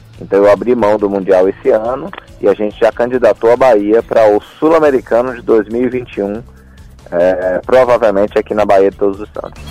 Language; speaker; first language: Portuguese; native; Portuguese